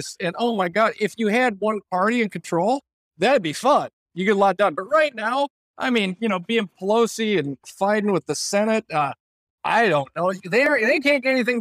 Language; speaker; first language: English; native; English